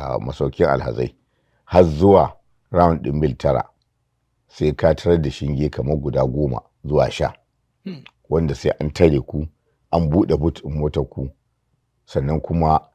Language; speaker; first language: Hausa; native; Hausa